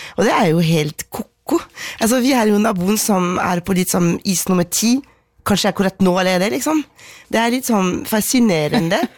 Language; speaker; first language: Norwegian; non-native, fluent; French